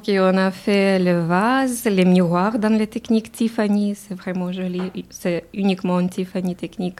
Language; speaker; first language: French; non-native, learner; Ukrainian